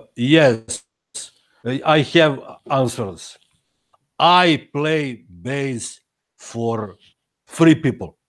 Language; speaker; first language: English; non-native, learner; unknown